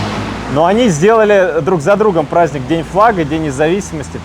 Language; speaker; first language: Russian; native; Russian